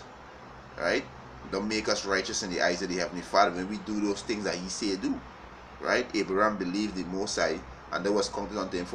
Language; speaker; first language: English; native; English